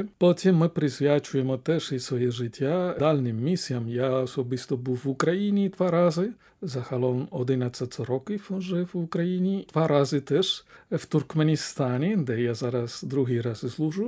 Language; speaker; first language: Ukrainian; non-native, fluent; Spanish